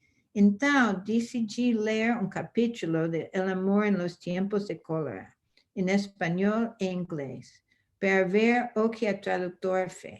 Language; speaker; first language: Portuguese; non-native, fluent; English